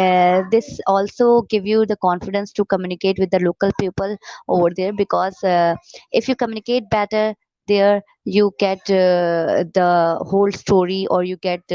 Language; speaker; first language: English; non-native, learner; Urdu